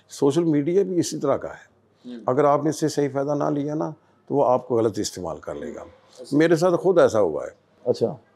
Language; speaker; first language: Urdu; native; Urdu